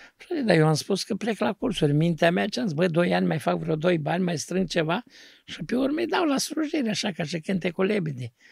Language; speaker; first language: Romanian; native; Romanian